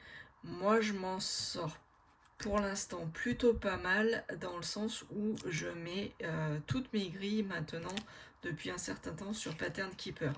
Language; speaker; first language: French; native; French